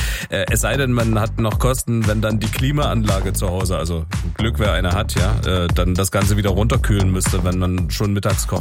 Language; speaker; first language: German; native; German